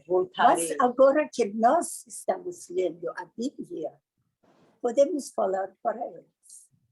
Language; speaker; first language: Portuguese; non-native, learner; Persian